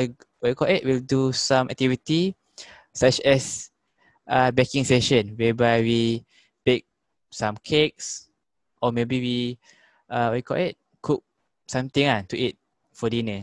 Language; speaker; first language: English; non-native, local second language; Malay